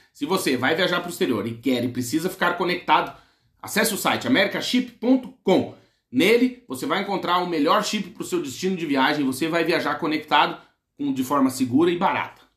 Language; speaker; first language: Portuguese; native; Portuguese